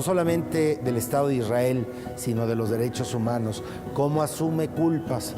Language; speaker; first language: Spanish; native; Spanish